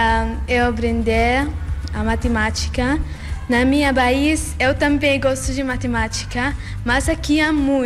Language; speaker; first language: Portuguese; non-native, learner; Arabic